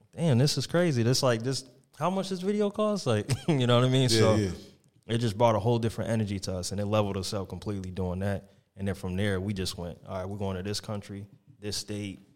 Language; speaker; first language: English; native; English